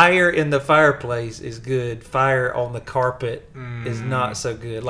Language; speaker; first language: English; native; English